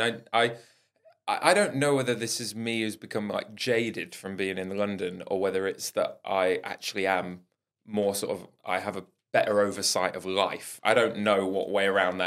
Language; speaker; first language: English; native; English